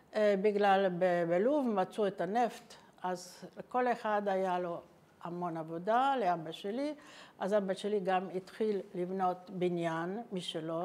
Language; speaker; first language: Hebrew; non-native, fluent; Italian